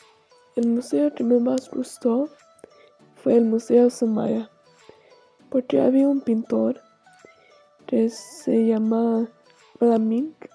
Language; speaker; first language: Spanish; non-native, learner; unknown